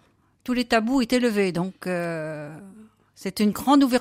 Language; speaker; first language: French; native; French